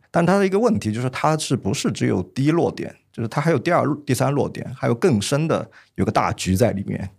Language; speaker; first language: Chinese; native; Chinese